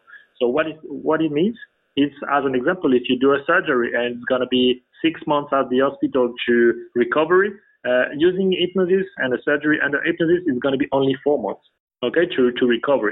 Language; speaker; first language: English; non-native, fluent; French